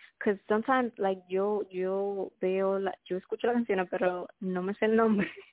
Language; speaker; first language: Spanish; native; Spanish